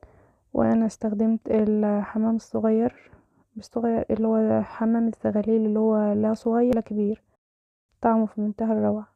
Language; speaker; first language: Arabic; native; Arabic